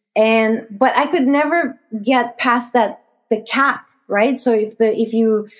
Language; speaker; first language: English; non-native, fluent; Russian